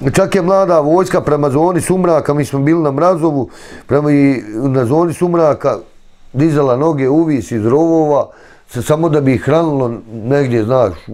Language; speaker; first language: Serbian; native; Serbian